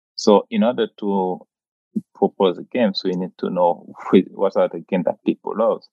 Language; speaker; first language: English; non-native, fluent; Haitian Creole